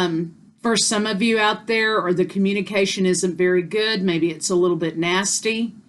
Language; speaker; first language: English; native; English